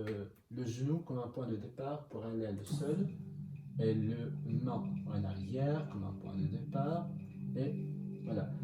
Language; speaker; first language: French; non-native, learner; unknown